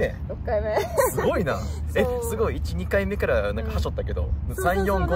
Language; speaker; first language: Japanese; native; Japanese